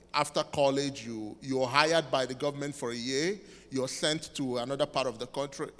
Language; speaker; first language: English; non-native, local second language; Igbo